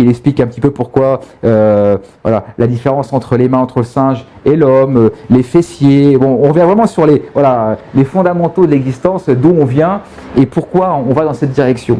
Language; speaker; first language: French; native; French